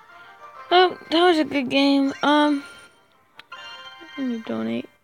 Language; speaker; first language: English; native; English